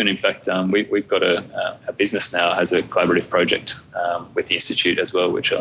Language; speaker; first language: English; native; English